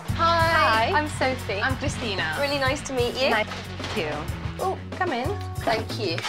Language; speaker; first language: English; non-native, fluent; Romanian